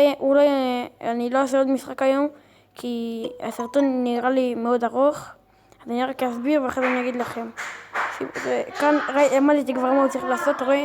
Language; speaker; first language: Hebrew; native; Hebrew